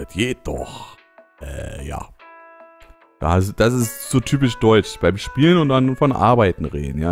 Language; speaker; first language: German; native; German